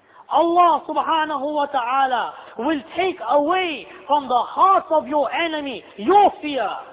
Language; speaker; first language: English; native; English